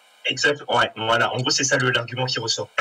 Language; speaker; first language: French; native; French